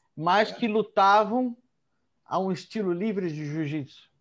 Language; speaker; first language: Portuguese; native; Portuguese